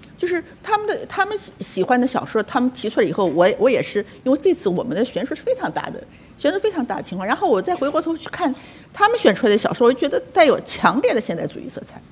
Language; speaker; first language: Chinese; native; Chinese